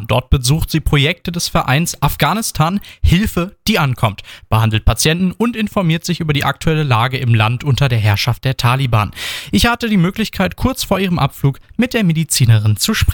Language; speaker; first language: German; native; German